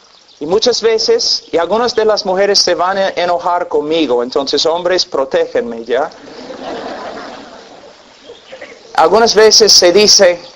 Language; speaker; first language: Spanish; non-native, fluent; English